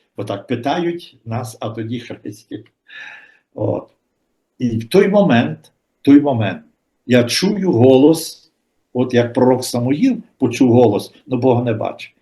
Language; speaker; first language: Ukrainian; native; Ukrainian